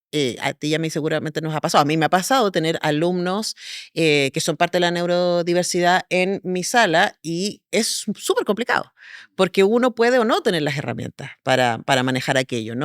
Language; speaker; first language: Spanish; native; Spanish